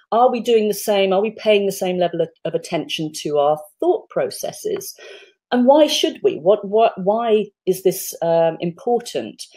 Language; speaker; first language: English; native; English